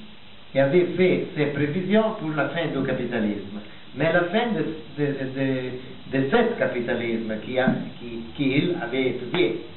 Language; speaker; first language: French; non-native, fluent; Italian